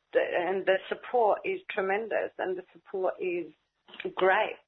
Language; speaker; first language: English; native; English